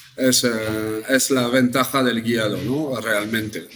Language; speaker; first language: Spanish; non-native, fluent; French